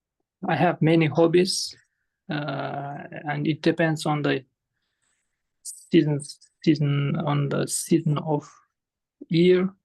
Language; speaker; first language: English; non-native, fluent; Kazakh